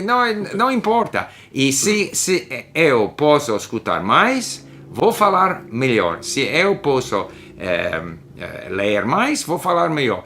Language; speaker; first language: Portuguese; non-native, learner; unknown